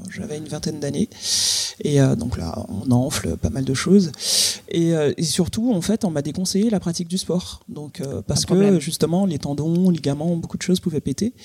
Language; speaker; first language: French; native; French